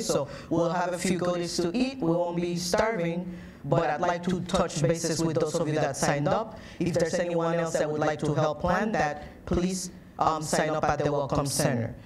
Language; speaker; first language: English; native; English